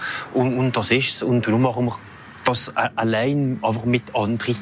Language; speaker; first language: German; non-native, local second language; French